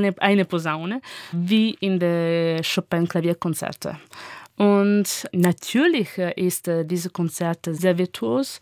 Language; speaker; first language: German; non-native, learner; Italian